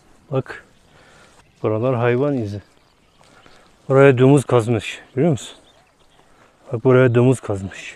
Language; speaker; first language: Turkish; non-native, fluent; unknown